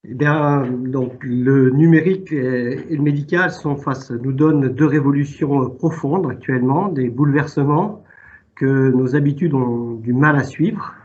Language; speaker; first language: French; native; French